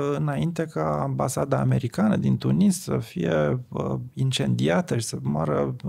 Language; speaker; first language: Romanian; native; Romanian